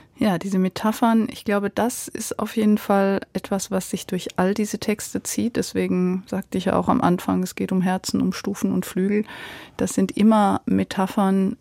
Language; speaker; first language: German; native; German